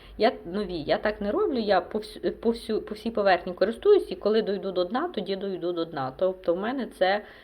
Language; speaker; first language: Ukrainian; non-native, local second language; Russian